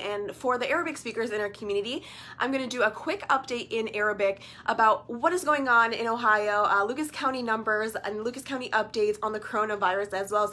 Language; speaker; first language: English; early bilingual, other home language; Arabic